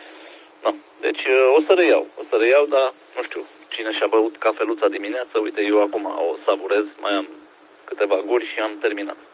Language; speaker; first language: Romanian; native; Romanian